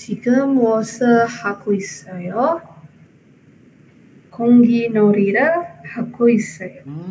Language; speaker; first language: Korean; non-native, learner; Indonesian